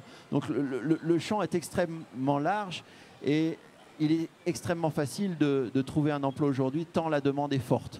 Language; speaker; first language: French; native; French